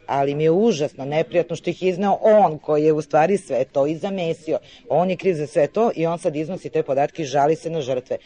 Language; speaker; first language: Serbian; native; Serbian